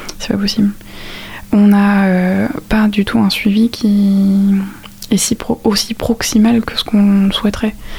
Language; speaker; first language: French; native; French